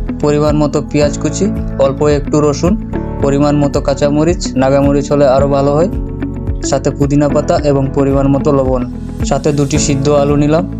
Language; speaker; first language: Bangla; non-native, local second language; Sadri